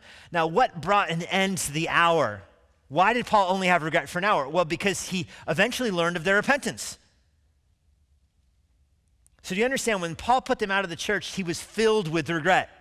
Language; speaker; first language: English; native; English